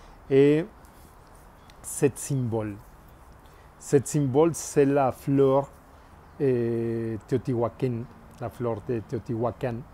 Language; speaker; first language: French; non-native, learner; Spanish